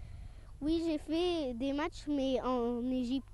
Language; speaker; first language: French; non-native, local second language; Arabic